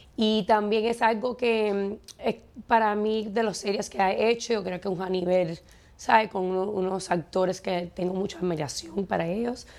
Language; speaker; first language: Spanish; early bilingual, heritage; Spanish